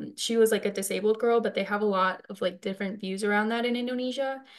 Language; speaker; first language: English; native; English